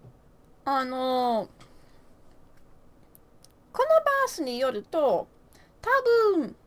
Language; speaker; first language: Japanese; non-native, learner; English